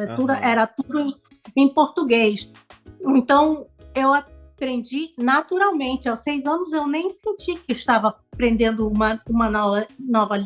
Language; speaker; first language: Portuguese; non-native, local second language; Spanish